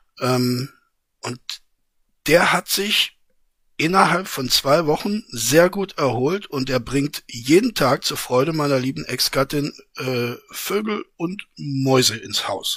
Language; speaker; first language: German; native; German